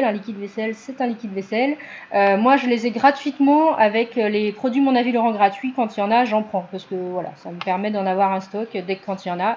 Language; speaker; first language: French; native; French